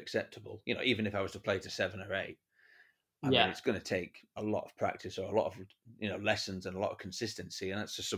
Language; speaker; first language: English; native; English